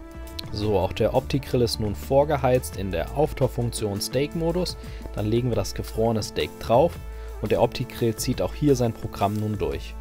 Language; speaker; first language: German; native; German